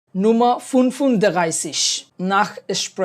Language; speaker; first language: German; non-native, fluent; Bangla